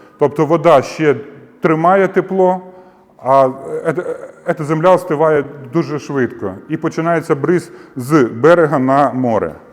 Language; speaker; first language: Ukrainian; non-native, local second language; Russian